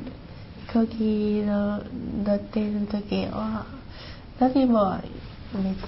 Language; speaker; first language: Japanese; non-native, learner; Chinese